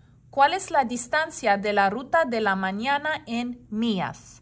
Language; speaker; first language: Spanish; non-native, learner; English